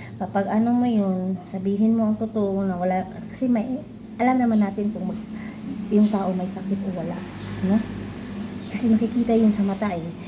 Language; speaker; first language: Filipino; non-native, local second language; Cebuano